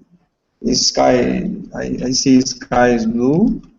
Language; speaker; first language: English; non-native, learner; Portuguese